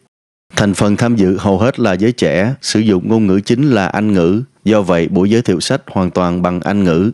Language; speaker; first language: Vietnamese; native; Vietnamese